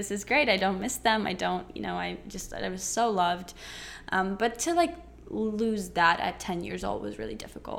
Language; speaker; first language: English; early bilingual, other home language; Ukrainian